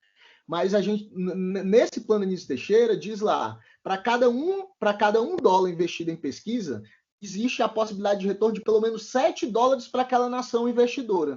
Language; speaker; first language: Portuguese; native; Portuguese